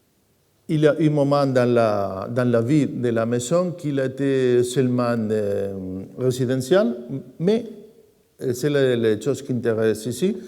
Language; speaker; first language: French; non-native, fluent; Spanish